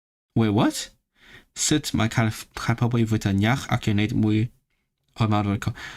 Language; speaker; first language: Welsh; non-native, learner; Cantonese